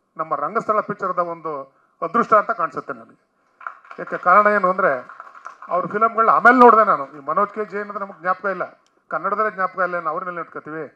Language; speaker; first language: Kannada; native; Kannada